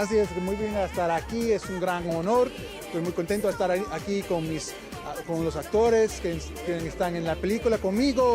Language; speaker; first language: Spanish; non-native, learner; English